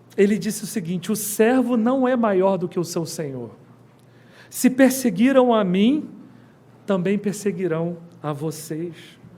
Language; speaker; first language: Portuguese; native; Portuguese